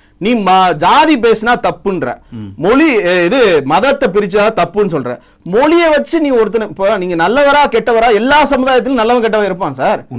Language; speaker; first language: Tamil; non-native, local second language; Telugu